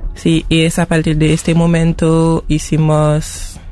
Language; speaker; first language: Spanish; non-native, fluent; Haitian Creole